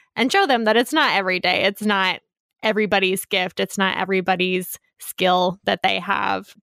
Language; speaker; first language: English; native; English